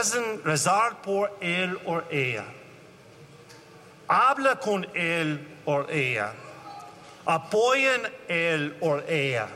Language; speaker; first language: Spanish; non-native, learner; English